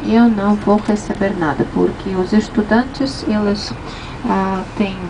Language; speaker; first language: Portuguese; non-native, fluent; Russian